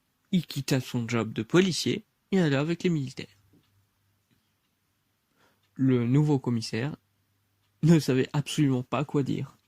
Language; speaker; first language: French; native; French